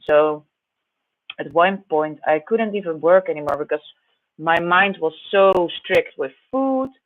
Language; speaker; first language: English; non-native, fluent; Dutch